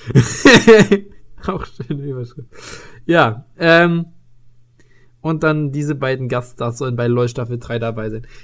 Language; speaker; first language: German; native; German